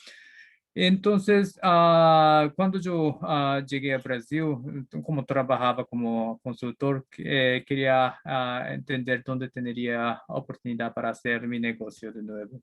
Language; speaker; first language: Spanish; non-native, learner; Japanese